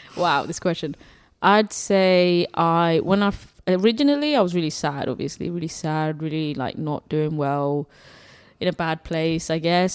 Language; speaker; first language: English; native; English